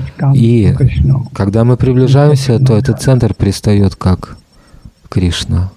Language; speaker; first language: Russian; native; Russian